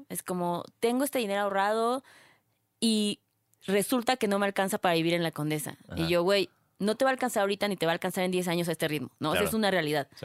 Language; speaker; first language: Spanish; native; Spanish